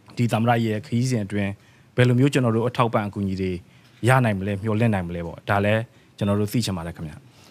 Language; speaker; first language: Burmese; native; Burmese